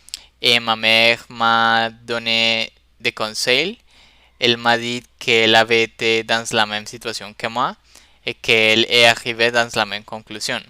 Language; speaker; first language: French; non-native, learner; Spanish